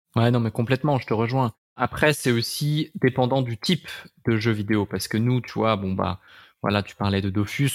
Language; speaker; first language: French; native; French